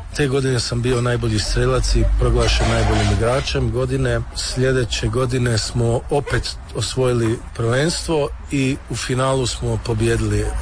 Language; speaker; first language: Serbian; early bilingual, heritage; Croatian